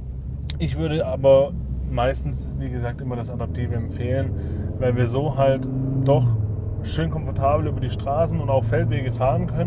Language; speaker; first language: German; native; German